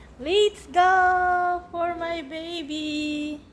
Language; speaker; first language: English; non-native, learner; Filipino